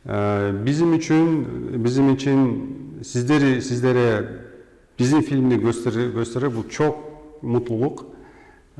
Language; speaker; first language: Turkish; non-native, learner; Kyrgyz